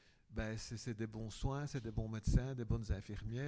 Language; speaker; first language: French; native; French